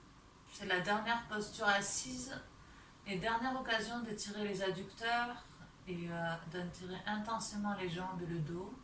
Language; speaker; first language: French; native; French